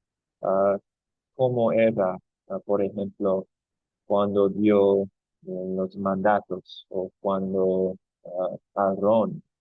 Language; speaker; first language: Spanish; non-native, fluent; English